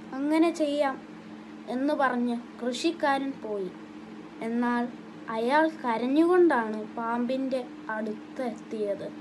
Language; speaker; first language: Malayalam; non-native, learner; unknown